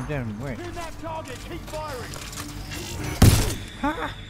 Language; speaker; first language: English; non-native, local second language; Filipino